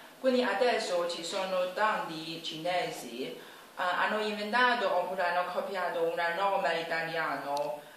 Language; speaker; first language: Italian; non-native, learner; Chinese